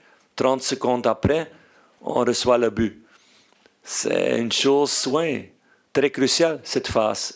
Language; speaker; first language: French; non-native, fluent; Dutch